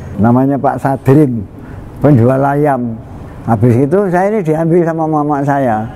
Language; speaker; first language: Indonesian; non-native, local second language; Javanese